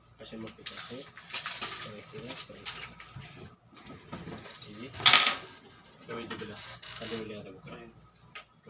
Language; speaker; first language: Arabic; non-native, learner; Hindi